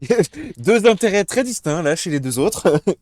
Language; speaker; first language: French; native; French